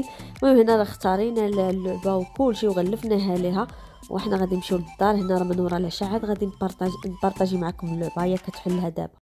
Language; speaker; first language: Arabic; native; Arabic